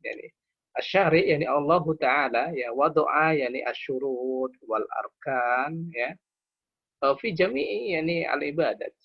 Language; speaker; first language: Arabic; non-native, fluent; Indonesian